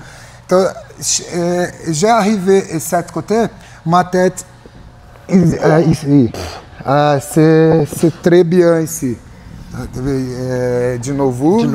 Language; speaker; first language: French; non-native, learner; Portuguese